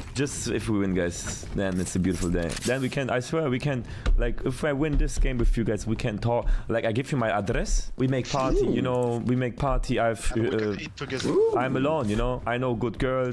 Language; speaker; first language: English; non-native, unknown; German